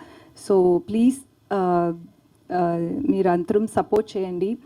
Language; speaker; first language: Telugu; non-native, learner; Tamil